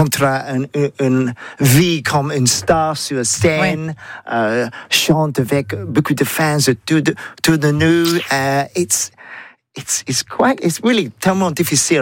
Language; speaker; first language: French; non-native, learner; English